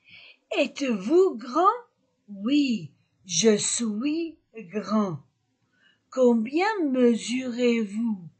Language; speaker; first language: French; non-native, fluent; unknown